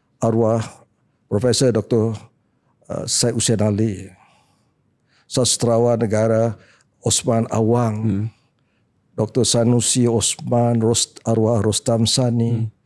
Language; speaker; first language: Malay; native; Malay